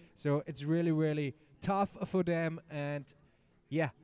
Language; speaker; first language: English; non-native, fluent; German